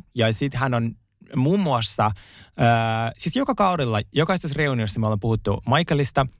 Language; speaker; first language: Finnish; non-native, fluent; Russian